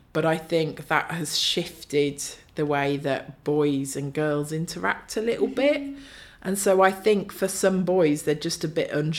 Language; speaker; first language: English; native; English